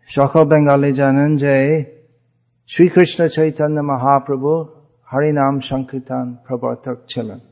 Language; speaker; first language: Bangla; non-native, fluent; English